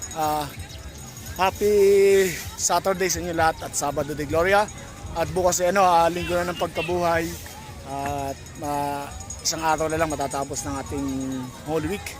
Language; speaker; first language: Filipino; native; Filipino